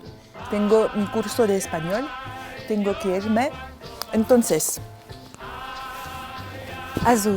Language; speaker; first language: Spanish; non-native, fluent; French